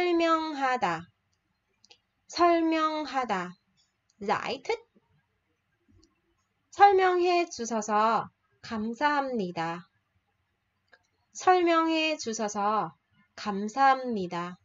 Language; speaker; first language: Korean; non-native, fluent; Vietnamese